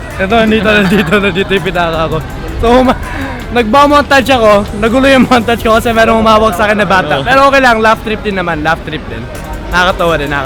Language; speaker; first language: Filipino; native; Filipino